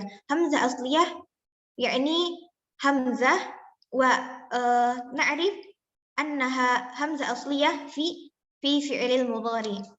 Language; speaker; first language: Arabic; non-native, learner; Indonesian